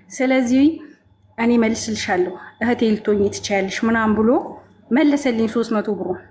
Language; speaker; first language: Amharic; native; Amharic